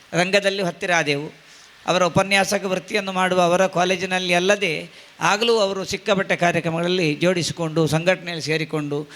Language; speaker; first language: Kannada; non-native, local second language; Tulu